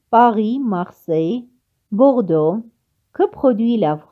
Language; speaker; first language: French; non-native, fluent; Armenian